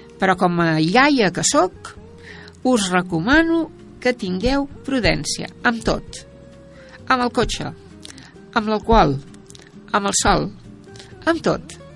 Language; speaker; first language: Catalan; native; Catalan